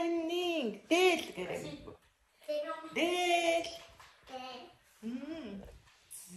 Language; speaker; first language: Swedish; non-native, learner; Mongolian